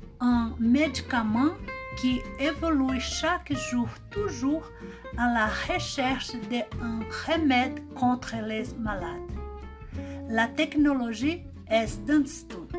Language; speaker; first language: French; non-native, learner; Portuguese